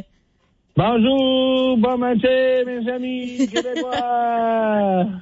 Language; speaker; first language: French; non-native, fluent; English